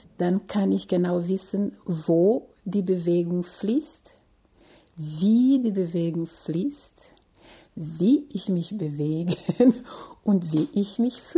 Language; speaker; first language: German; non-native, fluent; Portuguese